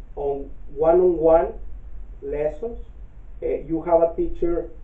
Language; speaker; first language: English; non-native, learner; Spanish